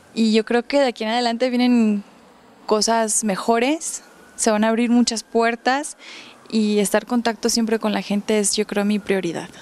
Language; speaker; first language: Spanish; early bilingual, heritage; Spanish